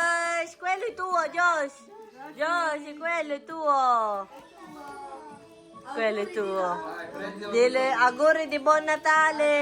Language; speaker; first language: Italian; non-native, learner; Filipino